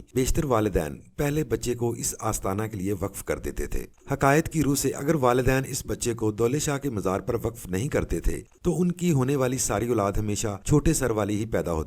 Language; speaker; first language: Urdu; native; Urdu